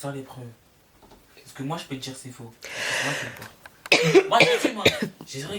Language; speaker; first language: French; native; French